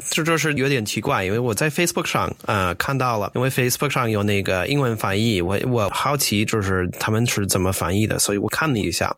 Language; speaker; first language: Chinese; non-native, fluent; English